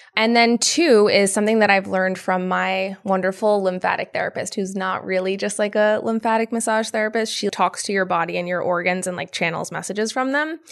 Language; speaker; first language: English; native; English